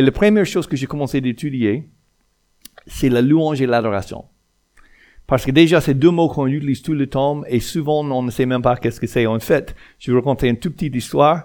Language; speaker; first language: French; non-native, fluent; English